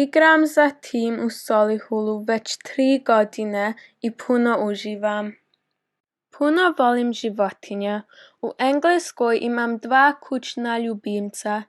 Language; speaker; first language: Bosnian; early bilingual, heritage; English